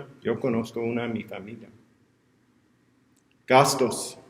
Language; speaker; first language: Spanish; non-native, learner; English